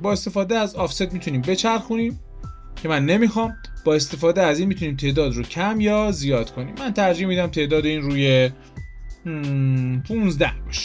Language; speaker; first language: Persian; native; Persian